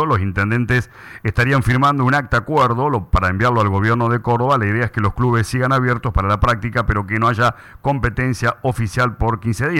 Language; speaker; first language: Spanish; native; Spanish